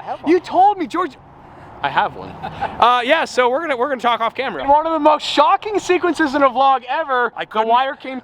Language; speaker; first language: English; native; English